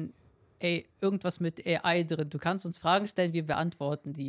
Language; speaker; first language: German; native; German